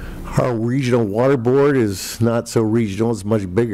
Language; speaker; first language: English; native; English